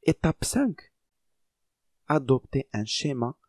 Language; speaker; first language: French; non-native, local second language; Arabic